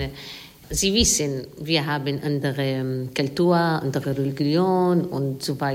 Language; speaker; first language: German; non-native, learner; Arabic